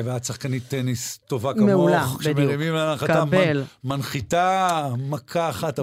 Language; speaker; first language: Hebrew; native; Hebrew